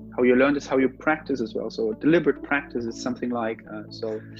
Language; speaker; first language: English; non-native, fluent; German